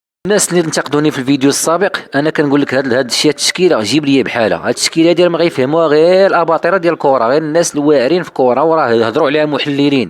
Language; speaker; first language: Arabic; native; Arabic